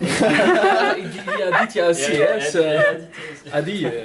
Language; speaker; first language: French; non-native, learner; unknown